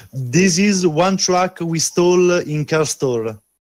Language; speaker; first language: English; non-native, learner; Italian